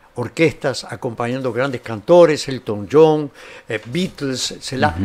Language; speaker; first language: Portuguese; non-native, fluent; Spanish